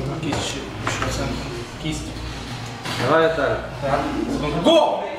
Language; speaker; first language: Russian; non-native, local second language; Ukrainian